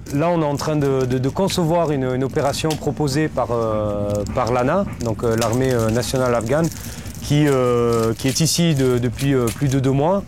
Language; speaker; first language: French; native; French